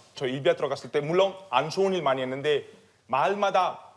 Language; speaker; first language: Korean; non-native, fluent; Italian